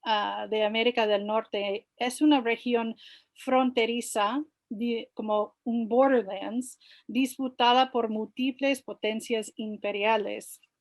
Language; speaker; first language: Spanish; non-native, fluent; English